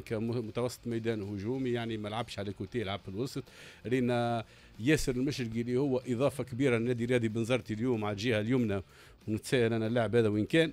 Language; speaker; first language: Arabic; native; Arabic